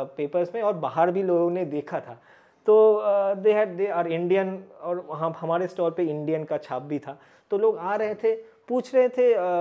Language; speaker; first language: Hindi; native; Hindi